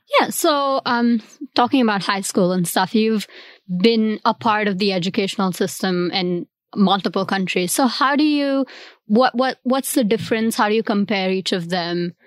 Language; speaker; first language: English; non-native, local second language; Hindi